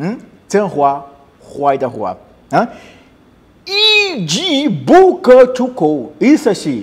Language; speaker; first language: Chinese; non-native, learner; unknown